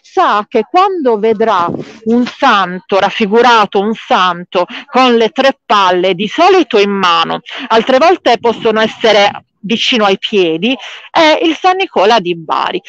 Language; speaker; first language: Italian; native; Italian